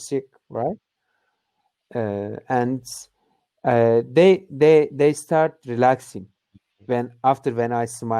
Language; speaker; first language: English; non-native, learner; Turkish